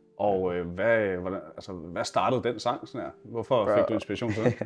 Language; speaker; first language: Danish; native; Danish